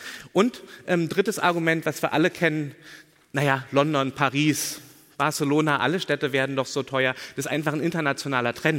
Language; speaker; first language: German; native; German